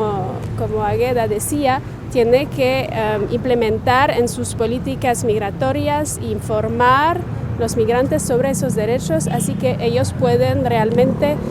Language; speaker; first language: Spanish; non-native, fluent; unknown